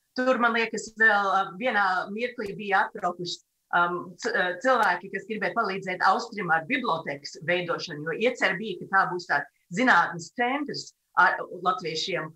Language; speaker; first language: Latvian; native; Latvian